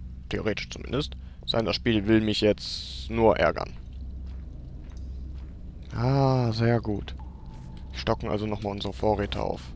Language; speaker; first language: German; native; German